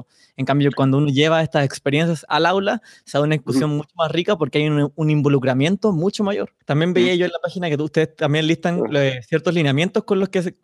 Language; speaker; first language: Spanish; native; Spanish